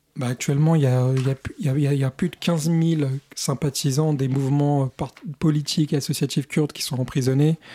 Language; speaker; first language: French; early bilingual, other home language; Kurdish